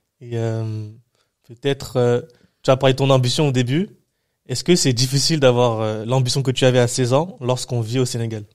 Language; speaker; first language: French; native; French